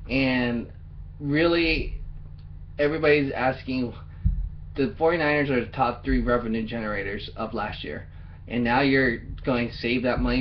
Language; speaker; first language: English; native; English